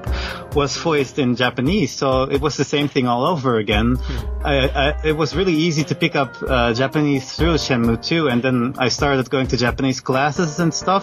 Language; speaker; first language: English; non-native, fluent; Dutch